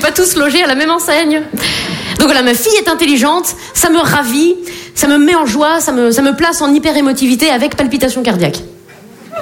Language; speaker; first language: French; native; French